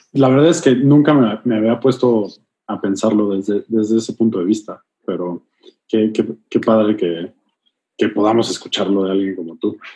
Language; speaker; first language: Spanish; native; Spanish